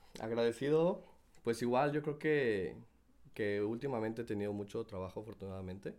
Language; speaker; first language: Spanish; native; Spanish